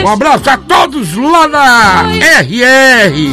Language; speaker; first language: Portuguese; native; Portuguese